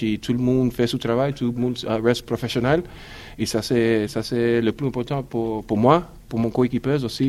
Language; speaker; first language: French; non-native, learner; English